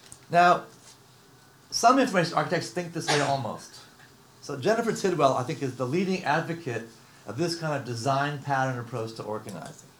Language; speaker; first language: English; native; English